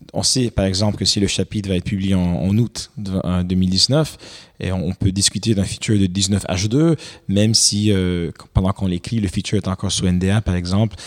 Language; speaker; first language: French; non-native, fluent; Romanian